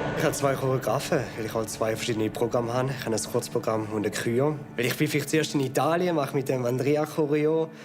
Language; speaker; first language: German; native; German